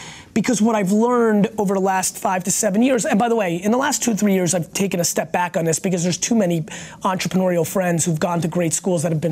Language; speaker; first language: English; early bilingual, other home language; Russian